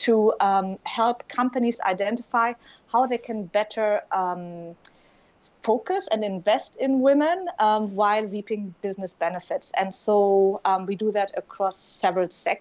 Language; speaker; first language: English; non-native, fluent; German